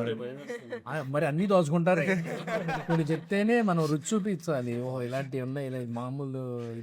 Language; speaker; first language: Telugu; native; Telugu